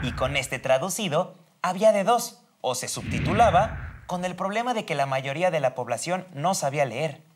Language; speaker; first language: Spanish; native; Spanish